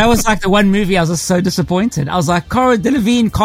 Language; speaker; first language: English; native; English